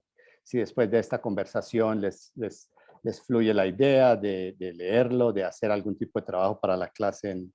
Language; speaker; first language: Spanish; native; Spanish